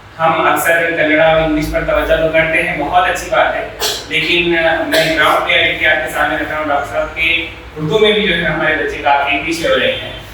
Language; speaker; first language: Urdu; native; Urdu